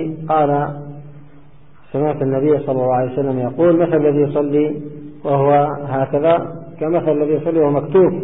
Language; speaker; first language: Arabic; native; Arabic